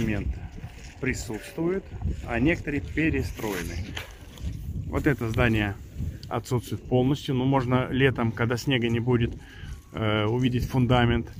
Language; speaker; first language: Russian; native; Russian